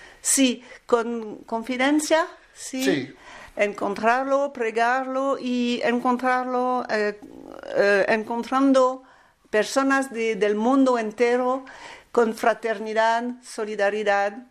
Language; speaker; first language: Spanish; non-native, learner; French